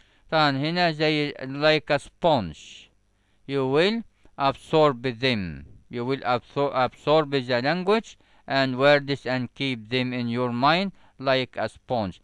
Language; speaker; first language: English; non-native, fluent; Arabic